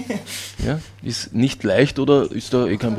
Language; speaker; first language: German; native; German